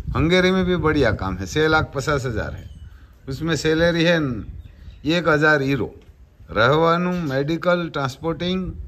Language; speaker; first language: Hindi; non-native, local second language; Gujarati